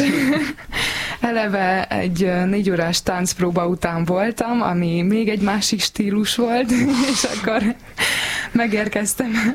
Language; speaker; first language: Hungarian; native; Hungarian